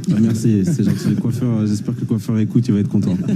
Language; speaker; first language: French; native; French